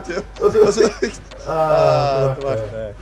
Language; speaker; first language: Swedish; non-native, learner; Faroese